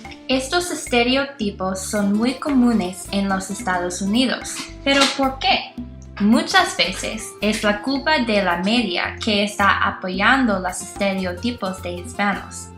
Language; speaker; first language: Spanish; non-native, learner; English